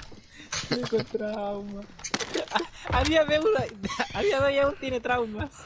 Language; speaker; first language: Spanish; native; Spanish